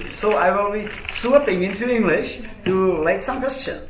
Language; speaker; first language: English; non-native, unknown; Czech